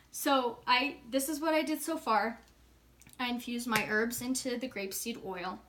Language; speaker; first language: English; native; English